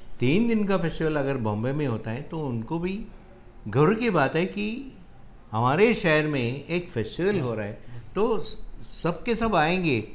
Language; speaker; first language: Hindi; non-native, local second language; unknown